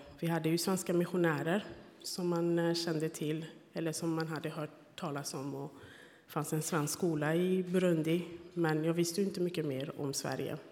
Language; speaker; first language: Swedish; non-native, fluent; Rundi